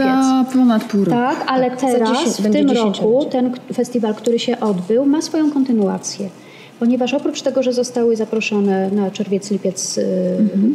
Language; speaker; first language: Polish; native; Polish